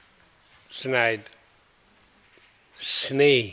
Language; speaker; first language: German; non-native, learner; Hindi